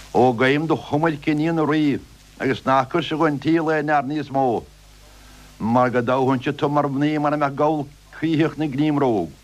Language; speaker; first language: Irish; native; Irish